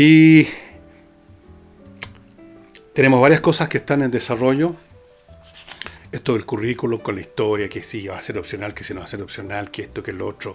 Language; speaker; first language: Spanish; native; Spanish